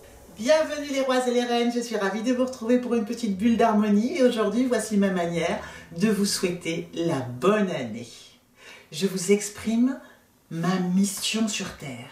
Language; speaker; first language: French; native; French